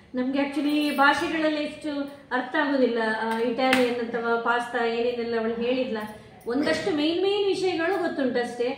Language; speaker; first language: Kannada; non-native, local second language; Konkani